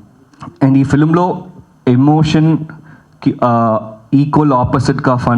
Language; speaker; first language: Telugu; early bilingual, heritage; Telugu